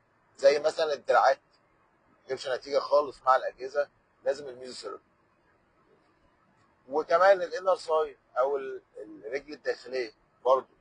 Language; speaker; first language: Arabic; native; Arabic